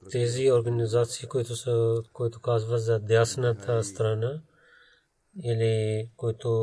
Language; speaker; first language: Bulgarian; non-native, learner; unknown